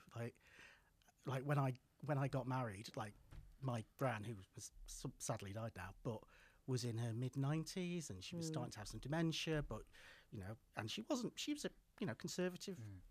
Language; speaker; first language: English; native; English